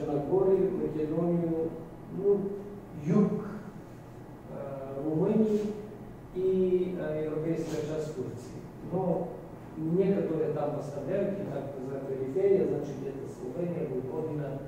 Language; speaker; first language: Russian; non-native, fluent; Bulgarian